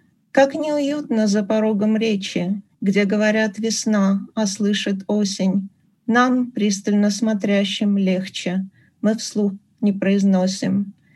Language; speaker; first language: Russian; native; Russian